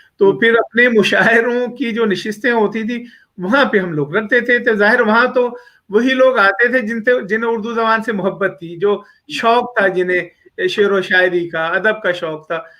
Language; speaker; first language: Urdu; native; Urdu